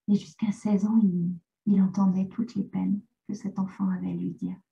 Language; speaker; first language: French; native; French